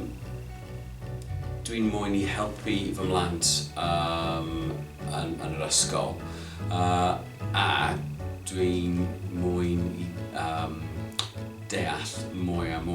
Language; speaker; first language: Welsh; non-native, local second language; English